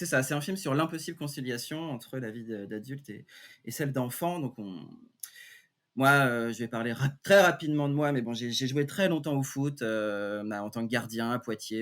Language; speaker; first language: French; native; French